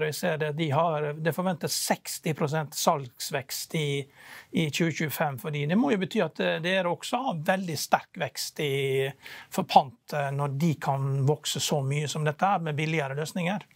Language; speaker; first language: Norwegian; native; Norwegian